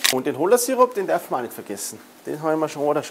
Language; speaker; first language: German; native; German